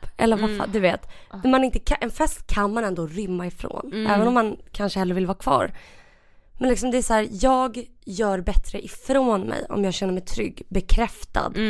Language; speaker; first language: Swedish; native; Swedish